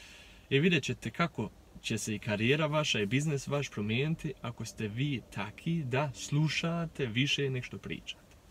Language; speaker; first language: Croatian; early bilingual, heritage; Croatian